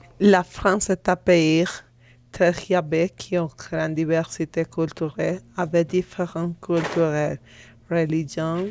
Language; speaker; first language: French; non-native, learner; Spanish